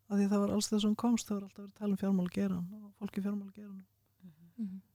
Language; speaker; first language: Icelandic; early bilingual, other home language; Russian